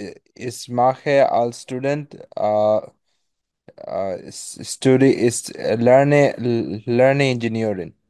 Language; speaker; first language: German; non-native, learner; Bangla